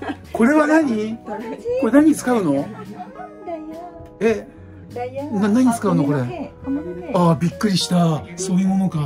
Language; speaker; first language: Japanese; native; Japanese